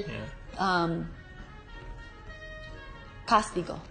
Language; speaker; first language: Spanish; non-native, learner; English